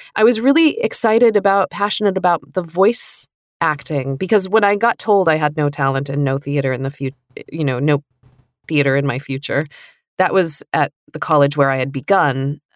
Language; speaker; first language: English; native; English